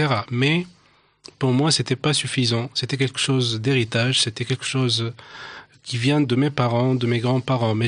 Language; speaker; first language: French; non-native, local second language; Arabic